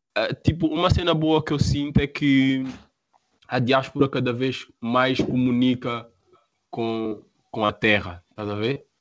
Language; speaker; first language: Portuguese; native; Portuguese